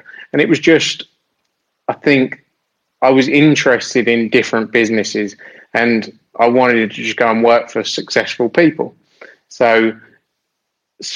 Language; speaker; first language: English; native; English